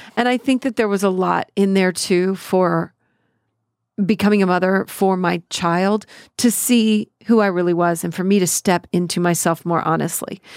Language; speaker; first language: English; native; English